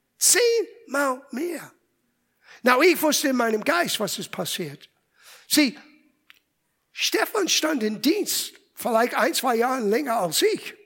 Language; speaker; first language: German; non-native, fluent; English